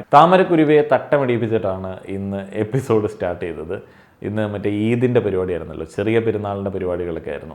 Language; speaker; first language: Malayalam; native; Malayalam